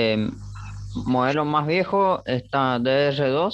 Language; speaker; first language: Spanish; native; Spanish